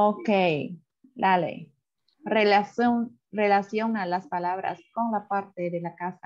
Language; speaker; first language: Spanish; non-native, fluent; Vietnamese